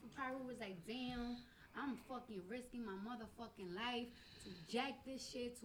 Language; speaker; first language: English; early bilingual, other home language; Spanish